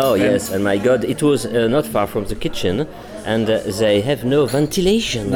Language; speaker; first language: English; non-native, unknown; French